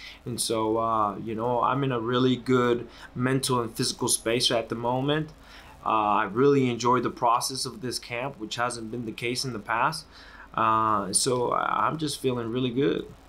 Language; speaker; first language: English; early bilingual, other home language; Spanish